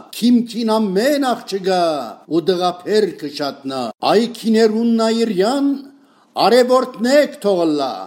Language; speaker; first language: Armenian; native; Armenian